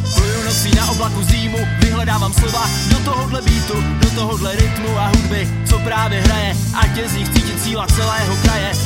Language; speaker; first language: Czech; native; Czech